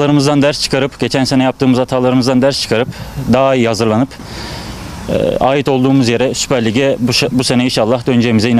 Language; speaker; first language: Turkish; native; Turkish